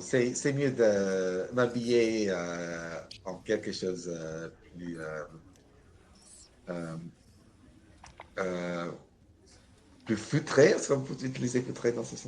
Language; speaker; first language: French; non-native, learner; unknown